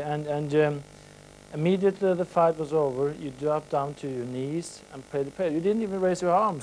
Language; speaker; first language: English; non-native, fluent; Norwegian